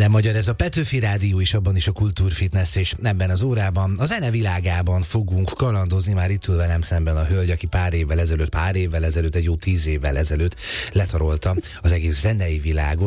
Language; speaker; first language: Hungarian; native; Hungarian